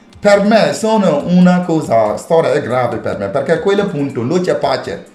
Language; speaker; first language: Italian; non-native, learner; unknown